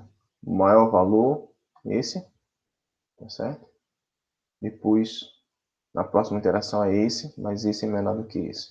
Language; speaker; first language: Portuguese; native; Portuguese